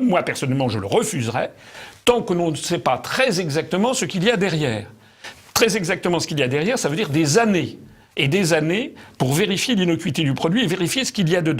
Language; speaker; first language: French; native; French